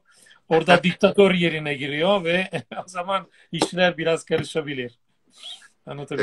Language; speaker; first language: Turkish; non-native, fluent; Italian